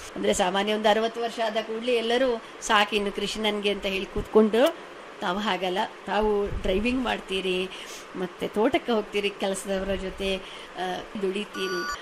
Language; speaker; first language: Kannada; native; Kannada